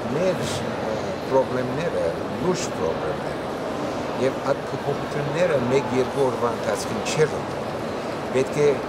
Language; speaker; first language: Armenian; early bilingual, heritage; Armenian